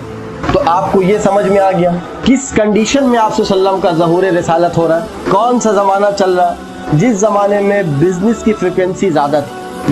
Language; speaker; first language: Urdu; native; Urdu